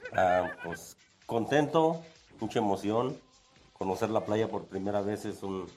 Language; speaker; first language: Spanish; native; Spanish